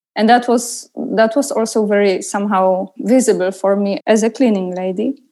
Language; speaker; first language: English; non-native, fluent; Polish